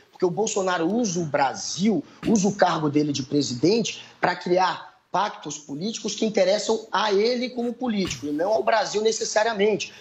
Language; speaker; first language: Portuguese; native; Portuguese